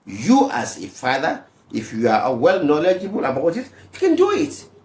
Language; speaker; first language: English; non-native, local second language; Yoruba